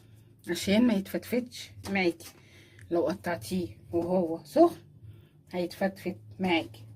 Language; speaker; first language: Arabic; native; Arabic